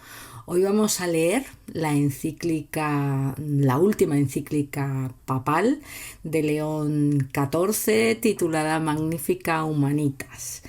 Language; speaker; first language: Spanish; native; Spanish